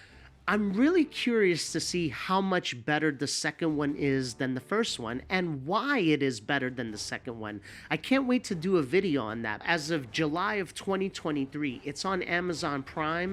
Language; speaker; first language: English; native; English